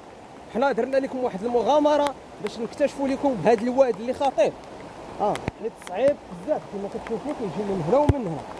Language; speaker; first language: Arabic; native; Arabic